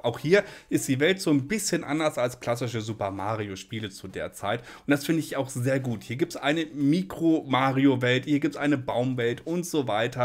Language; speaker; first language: German; native; German